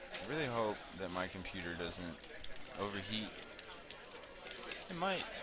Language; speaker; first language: English; native; English